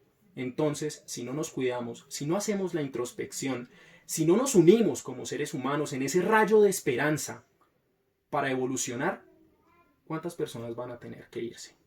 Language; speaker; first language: Spanish; native; Spanish